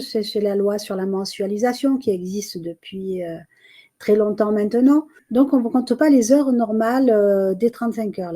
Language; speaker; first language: French; native; French